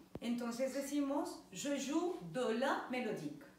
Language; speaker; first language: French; non-native, fluent; Spanish